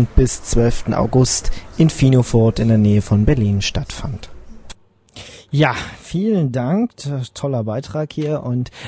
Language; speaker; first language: German; native; German